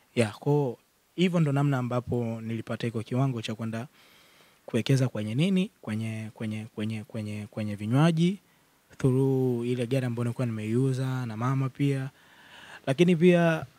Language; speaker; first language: Swahili; native; Swahili